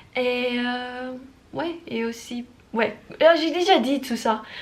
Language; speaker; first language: French; non-native, learner; English